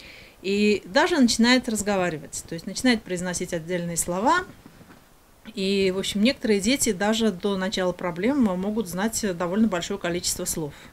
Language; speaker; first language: Russian; native; Russian